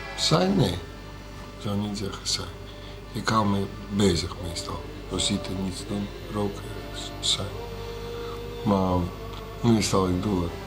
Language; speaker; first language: Dutch; non-native, fluent; Russian